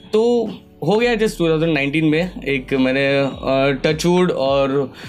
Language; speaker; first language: Hindi; non-native, local second language; Gujarati